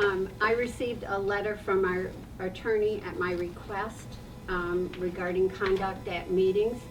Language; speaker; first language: English; native; English